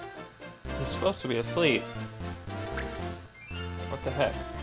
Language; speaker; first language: English; native; English